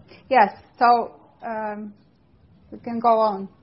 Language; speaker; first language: English; non-native, fluent; Russian